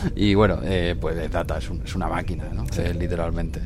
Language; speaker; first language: Spanish; native; Spanish